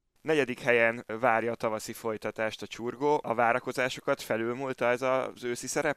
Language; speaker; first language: Hungarian; native; Hungarian